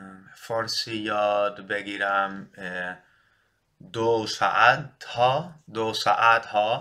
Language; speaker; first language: Persian; non-native, learner; Dutch